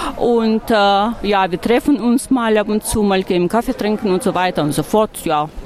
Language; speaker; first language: German; non-native, fluent; Russian